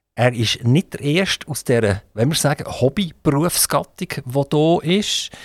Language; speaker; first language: German; native; German